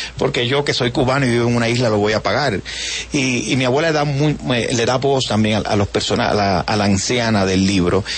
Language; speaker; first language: Spanish; native; Spanish